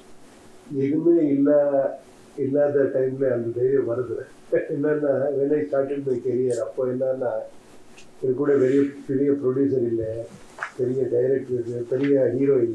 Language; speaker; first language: Tamil; non-native, learner; Kannada